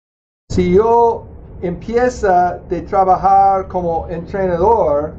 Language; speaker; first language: Spanish; non-native, fluent; English